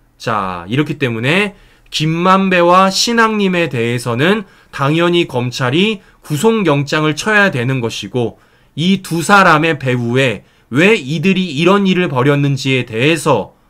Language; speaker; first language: Korean; native; Korean